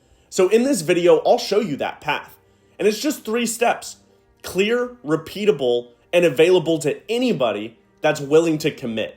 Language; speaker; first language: English; native; English